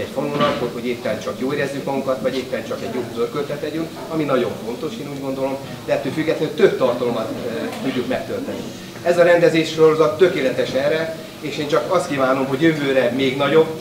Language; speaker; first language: Hungarian; native; Hungarian